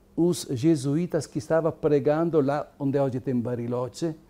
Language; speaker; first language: Portuguese; non-native, fluent; Italian